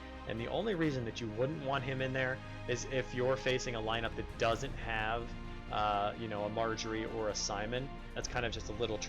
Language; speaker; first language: English; native; English